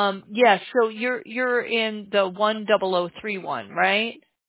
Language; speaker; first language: English; native; English